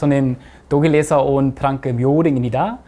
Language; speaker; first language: Korean; non-native, fluent; German